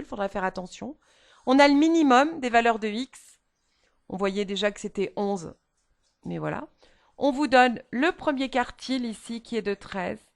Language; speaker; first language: French; native; French